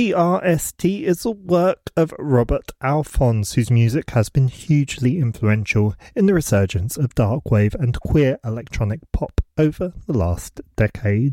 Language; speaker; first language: English; native; English